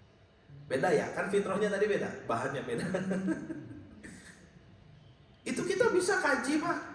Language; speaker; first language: Indonesian; native; Indonesian